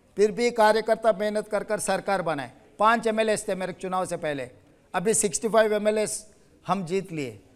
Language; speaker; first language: Hindi; non-native, local second language; Telugu